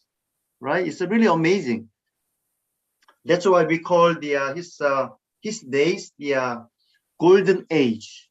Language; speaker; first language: English; non-native, fluent; Korean